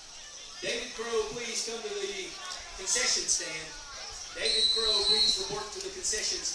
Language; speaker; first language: English; native; English